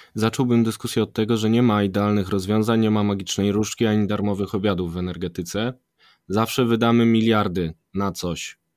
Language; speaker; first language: Polish; native; Polish